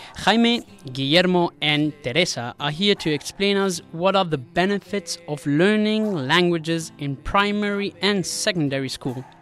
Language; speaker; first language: English; non-native, fluent; Spanish